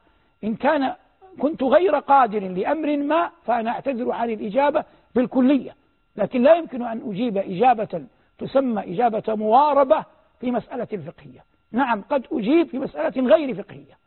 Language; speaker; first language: Arabic; native; Arabic